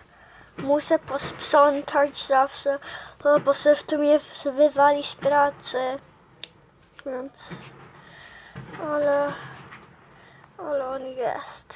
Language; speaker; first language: Polish; early bilingual, heritage; Polish